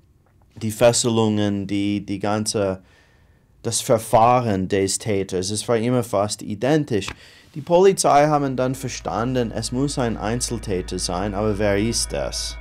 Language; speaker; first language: German; non-native, fluent; English